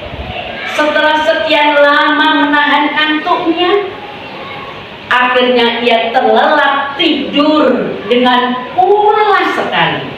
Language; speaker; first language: Indonesian; native; Indonesian